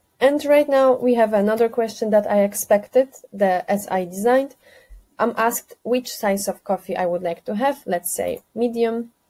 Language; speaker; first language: English; non-native, fluent; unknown